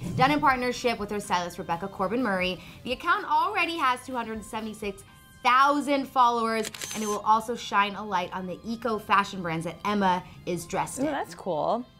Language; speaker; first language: English; native; English